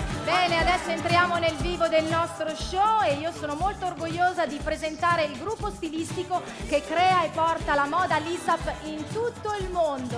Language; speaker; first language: Italian; native; Italian